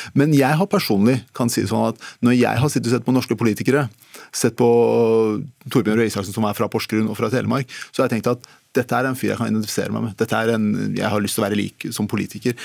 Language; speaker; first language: Norwegian; early bilingual, other home language; Persian